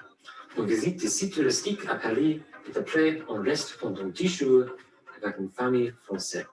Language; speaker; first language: French; non-native, learner; English